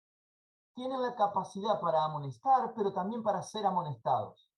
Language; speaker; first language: Spanish; native; Spanish